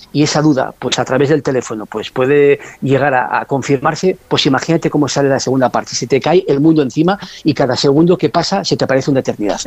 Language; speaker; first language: Spanish; native; Spanish